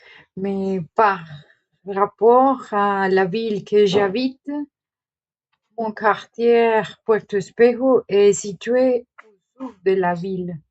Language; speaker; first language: French; non-native, learner; Spanish